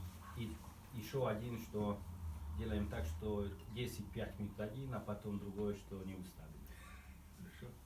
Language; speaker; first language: Russian; non-native, fluent; Hungarian